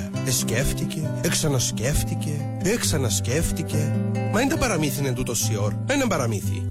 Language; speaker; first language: Greek; native; Greek